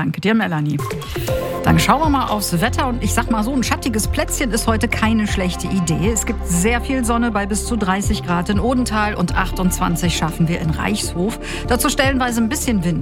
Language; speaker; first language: German; native; German